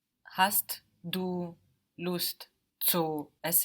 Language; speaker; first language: German; non-native, learner; English